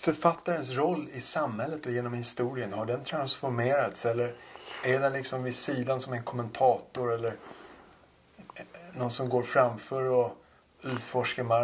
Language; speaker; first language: Swedish; native; Swedish